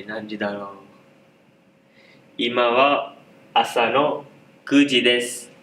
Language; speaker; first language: Japanese; non-native, learner; Hindi